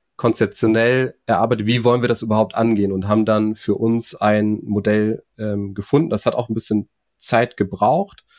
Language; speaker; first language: German; native; German